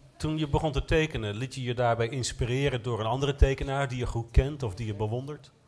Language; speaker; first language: Dutch; native; Dutch